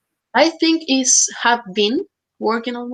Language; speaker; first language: English; non-native, learner; Spanish